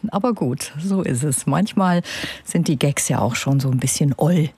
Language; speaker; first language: German; native; German